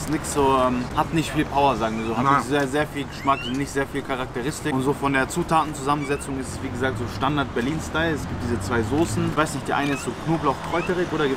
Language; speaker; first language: German; native; German